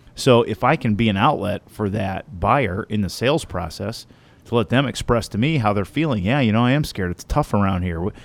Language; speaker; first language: English; native; English